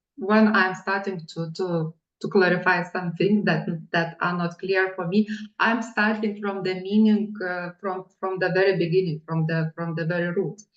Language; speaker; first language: English; non-native, fluent; Lithuanian